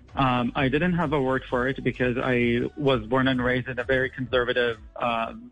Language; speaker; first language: English; non-native, fluent; Arabic